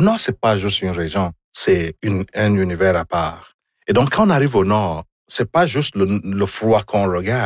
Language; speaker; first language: French; non-native, fluent; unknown